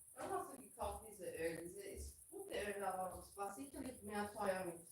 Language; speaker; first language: German; non-native, learner; Romanian